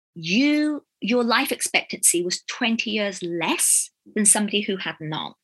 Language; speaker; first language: English; native; English